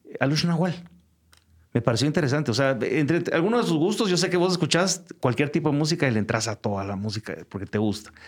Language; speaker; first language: Spanish; native; Spanish